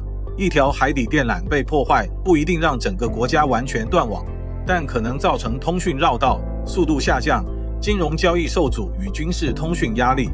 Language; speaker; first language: Chinese; native; Chinese